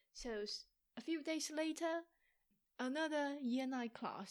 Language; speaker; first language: English; non-native, fluent; Chinese